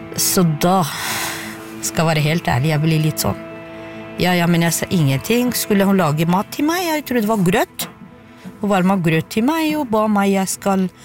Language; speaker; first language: Norwegian; non-native, fluent; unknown